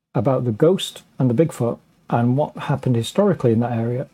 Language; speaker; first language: English; native; English